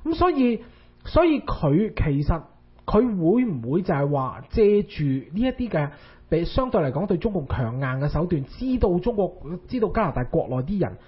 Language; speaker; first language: Cantonese; native; Cantonese